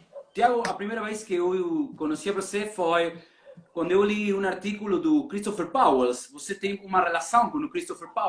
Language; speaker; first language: Portuguese; non-native, learner; Spanish